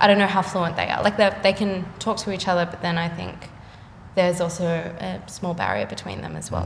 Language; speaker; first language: English; non-native, local second language; Japanese